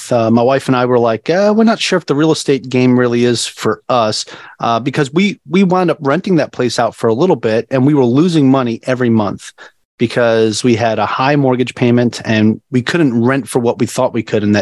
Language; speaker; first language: English; native; English